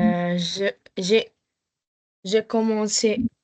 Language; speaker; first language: French; non-native, learner; Arabic